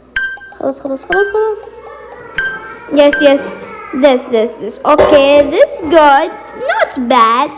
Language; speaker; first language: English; non-native, learner; Arabic